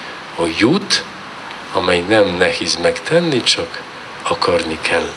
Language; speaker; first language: Hungarian; non-native, learner; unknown